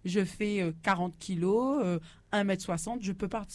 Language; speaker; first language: French; native; French